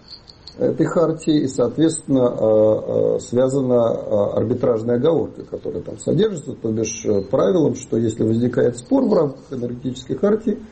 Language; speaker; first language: Russian; native; Russian